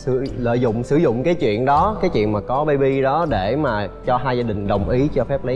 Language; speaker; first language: Vietnamese; native; Vietnamese